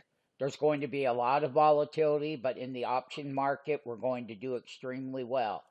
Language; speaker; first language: English; native; English